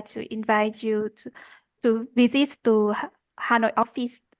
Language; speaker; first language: English; non-native, learner; Vietnamese